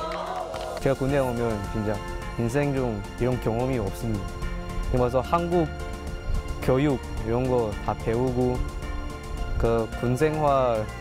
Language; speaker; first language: Korean; non-native, learner; English